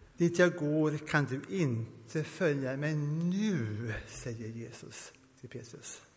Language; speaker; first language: Swedish; early bilingual, heritage; Swedish